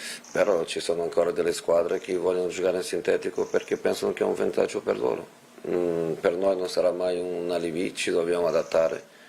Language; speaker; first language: Italian; non-native, fluent; Portuguese